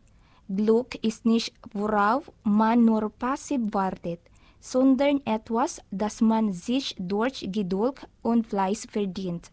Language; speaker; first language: German; non-native, learner; Filipino